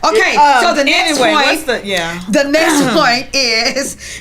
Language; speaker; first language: English; native; English